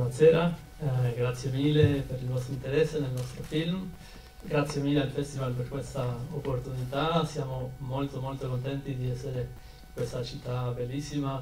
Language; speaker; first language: Italian; non-native, fluent; Spanish